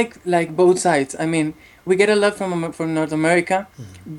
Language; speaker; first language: English; non-native, fluent; Spanish